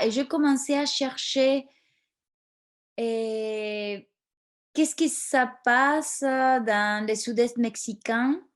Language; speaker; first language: French; non-native, fluent; Spanish